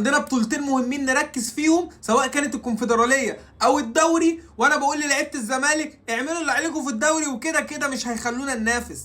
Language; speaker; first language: Arabic; native; Arabic